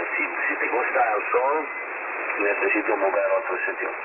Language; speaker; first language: Spanish; non-native, learner; English